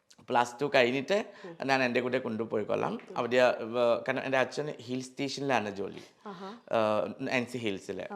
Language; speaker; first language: Malayalam; non-native, local second language; Assamese